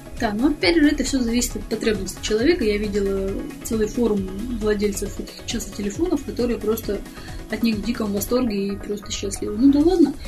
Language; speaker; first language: Russian; native; Russian